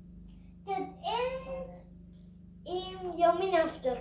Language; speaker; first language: Mongolian; early bilingual, heritage; Mongolian